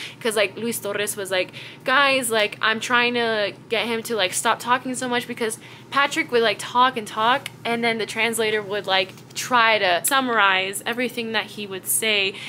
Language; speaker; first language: English; early bilingual, other home language; Spanish